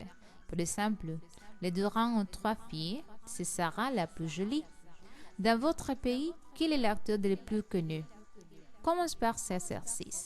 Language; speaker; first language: French; non-native, learner; Spanish